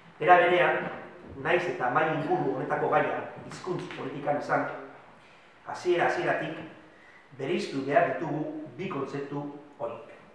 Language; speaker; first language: Basque; non-native, local second language; Spanish